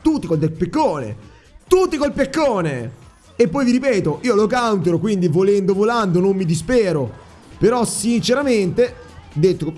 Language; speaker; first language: Italian; native; Italian